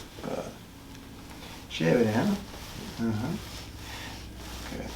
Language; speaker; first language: Spanish; early bilingual, heritage; Spanish